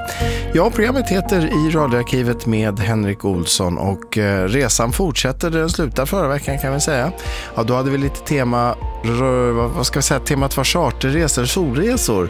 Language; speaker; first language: Swedish; native; Swedish